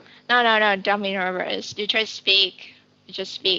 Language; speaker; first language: English; non-native, learner; Vietnamese